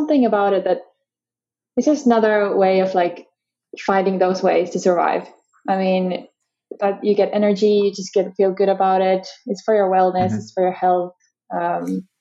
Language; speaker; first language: English; non-native, fluent; Finnish